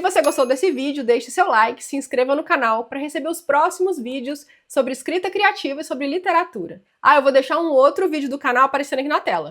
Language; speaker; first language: Portuguese; native; Portuguese